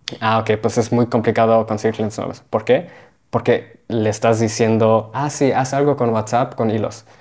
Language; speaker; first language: Spanish; early bilingual, heritage; Spanish